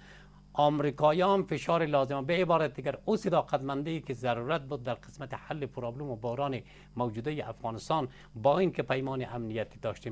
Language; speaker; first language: Persian; native; Persian